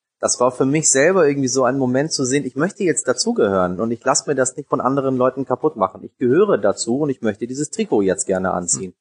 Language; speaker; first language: German; early bilingual, other home language; Persian